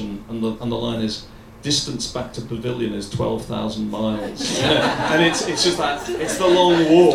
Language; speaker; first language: English; native; English